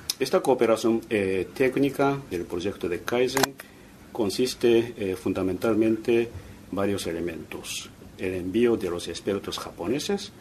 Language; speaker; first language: Spanish; non-native, fluent; Japanese